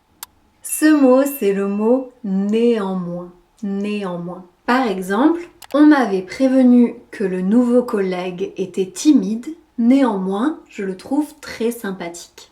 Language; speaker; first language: French; native; French